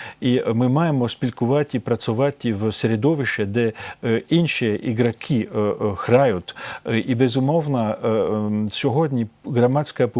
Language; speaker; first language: Ukrainian; non-native, fluent; French